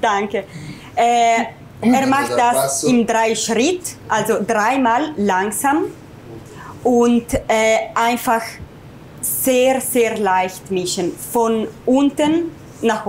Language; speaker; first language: German; non-native, fluent; Italian